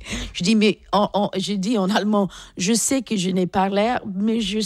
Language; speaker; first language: French; non-native, fluent; English